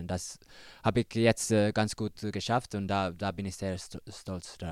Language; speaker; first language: German; non-native, learner; Finnish